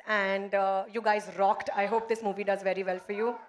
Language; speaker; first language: Telugu; non-native, learner; Hindi